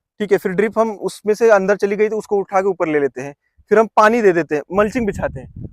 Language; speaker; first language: Hindi; non-native, local second language; Marathi